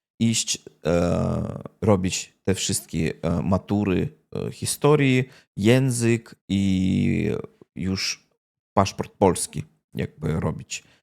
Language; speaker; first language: Polish; non-native, learner; Russian